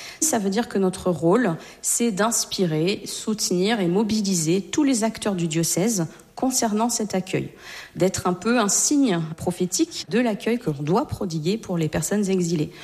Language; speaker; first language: French; native; French